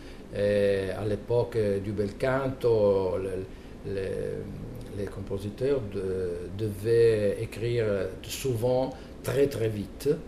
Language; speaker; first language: French; non-native, fluent; Italian